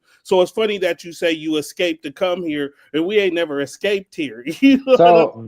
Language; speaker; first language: English; native; English